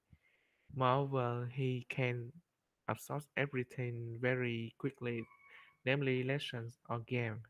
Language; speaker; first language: English; non-native, learner; Vietnamese